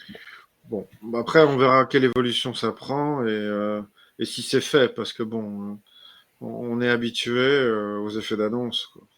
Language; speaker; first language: French; native; French